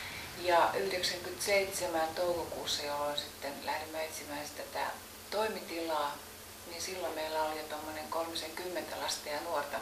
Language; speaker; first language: Finnish; native; Finnish